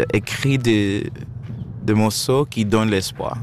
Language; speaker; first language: French; non-native, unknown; Shona